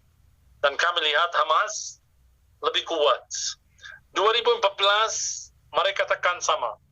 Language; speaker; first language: Indonesian; non-native, fluent; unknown